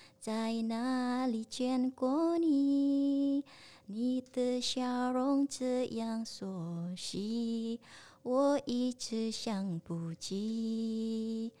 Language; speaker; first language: Chinese; non-native, learner; Indonesian